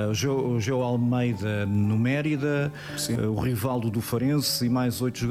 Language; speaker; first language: Portuguese; native; Portuguese